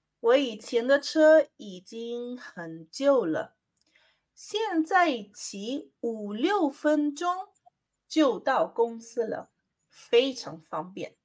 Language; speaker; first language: Chinese; non-native, learner; Spanish